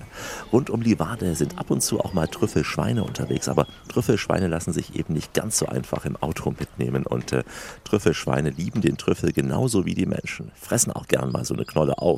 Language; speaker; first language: German; native; German